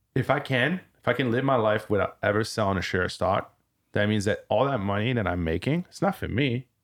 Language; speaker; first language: English; early bilingual, other home language; French